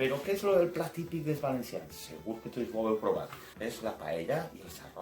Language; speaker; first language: Catalan; native; Catalan